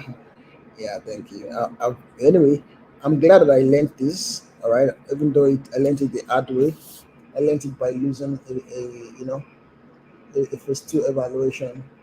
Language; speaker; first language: English; non-native, local second language; Yoruba